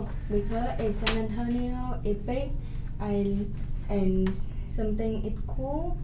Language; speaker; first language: English; non-native, learner; Spanish